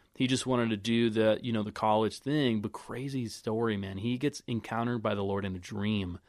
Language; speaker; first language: English; native; English